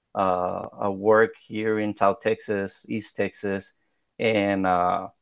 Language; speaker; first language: English; early bilingual, other home language; Spanish